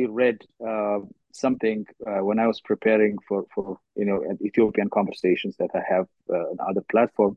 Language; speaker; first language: English; non-native, fluent; Oromo